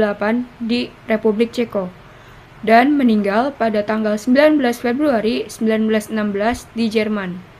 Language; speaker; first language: Indonesian; native; Indonesian